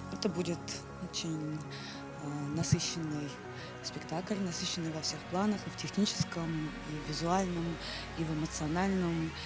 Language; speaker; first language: Russian; native; Russian